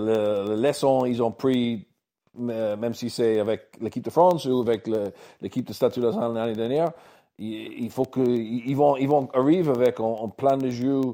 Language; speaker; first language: French; non-native, learner; English